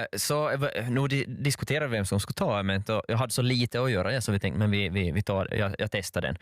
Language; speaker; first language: Swedish; native; Swedish